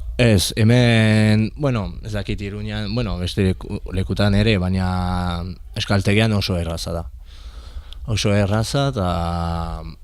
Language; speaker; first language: Basque; non-native, learner; French